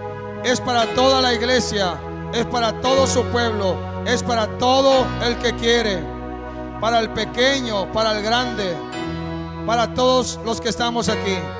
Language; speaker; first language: Spanish; native; Spanish